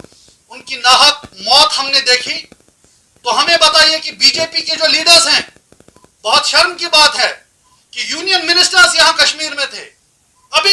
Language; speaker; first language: Hindi; non-native, local second language; Kashmiri